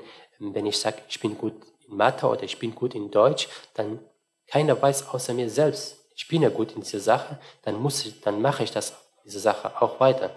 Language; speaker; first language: German; non-native, fluent; Arabic